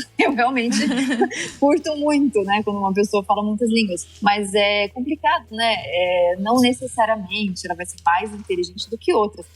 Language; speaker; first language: Portuguese; native; Portuguese